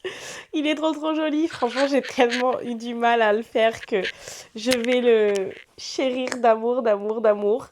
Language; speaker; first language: French; native; French